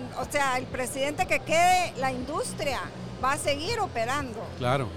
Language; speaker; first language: Spanish; native; Spanish